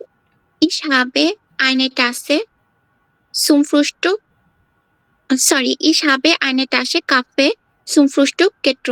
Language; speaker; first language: German; non-native, learner; Bangla